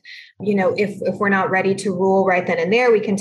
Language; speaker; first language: English; early bilingual, other home language; Spanish